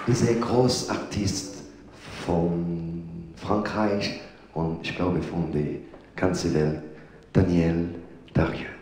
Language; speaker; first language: German; non-native, learner; French